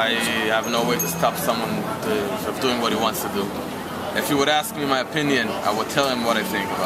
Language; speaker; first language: English; non-native, fluent; Hebrew